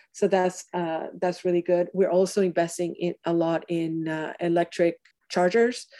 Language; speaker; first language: English; non-native, fluent; Spanish